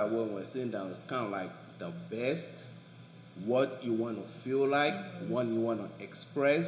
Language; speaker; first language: English; non-native, local second language; Yoruba